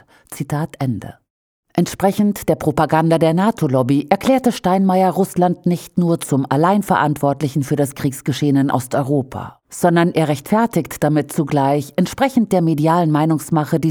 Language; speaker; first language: German; native; German